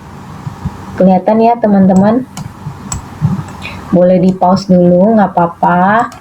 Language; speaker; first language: Indonesian; native; Indonesian